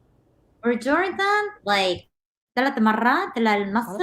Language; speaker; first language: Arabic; non-native, fluent; Korean